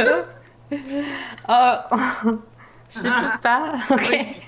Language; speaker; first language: French; non-native, learner; English